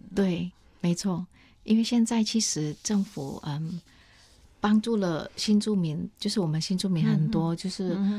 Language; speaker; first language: Chinese; non-native, fluent; Vietnamese